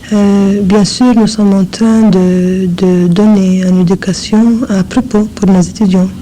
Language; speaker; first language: French; non-native, fluent; English